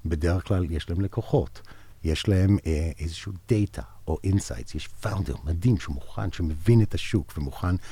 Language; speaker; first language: Hebrew; non-native, fluent; English